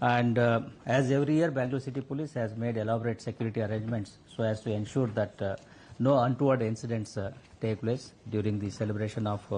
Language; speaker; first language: English; non-native, local second language; Kannada